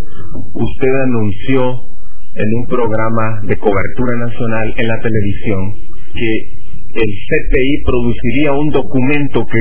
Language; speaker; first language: Spanish; native; Spanish